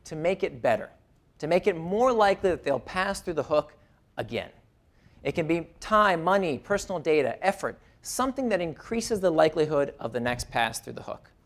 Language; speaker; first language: English; native; English